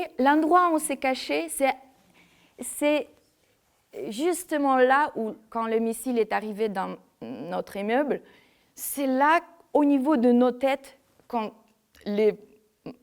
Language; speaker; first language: French; non-native, fluent; Ukrainian